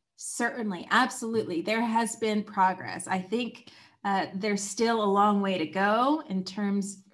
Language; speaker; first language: English; native; English